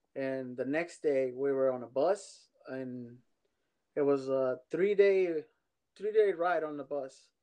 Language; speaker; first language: English; early bilingual, other home language; Spanish